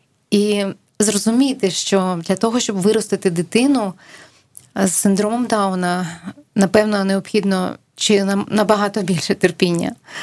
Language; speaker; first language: Ukrainian; native; Ukrainian